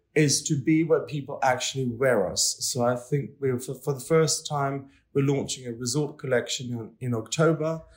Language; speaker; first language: English; non-native, fluent; Swedish